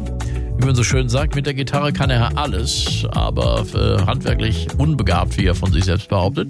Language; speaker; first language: German; native; German